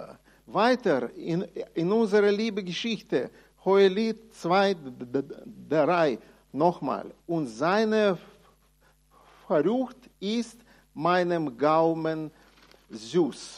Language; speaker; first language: German; non-native, fluent; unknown